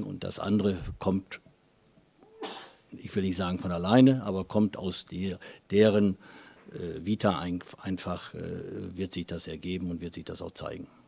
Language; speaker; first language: German; native; German